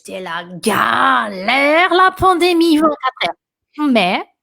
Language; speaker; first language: French; non-native, fluent; Portuguese